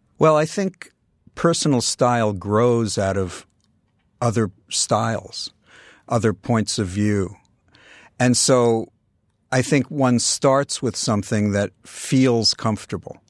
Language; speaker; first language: English; native; English